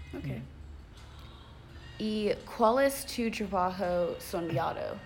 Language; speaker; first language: Spanish; non-native, learner; English